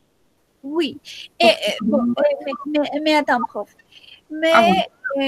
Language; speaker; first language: French; non-native, fluent; Spanish